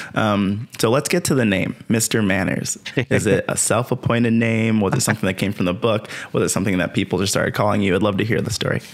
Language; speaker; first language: English; native; English